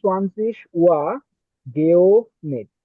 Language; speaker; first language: German; non-native, learner; Bangla